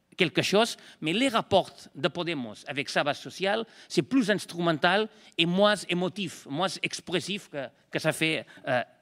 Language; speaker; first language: French; non-native, fluent; Spanish